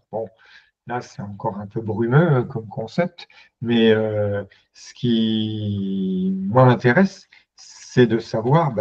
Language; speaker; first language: French; native; French